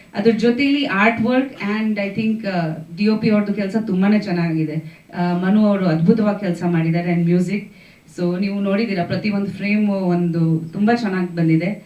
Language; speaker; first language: Kannada; non-native, fluent; Bangla